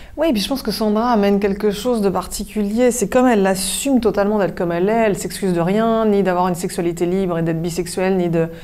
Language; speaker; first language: French; native; French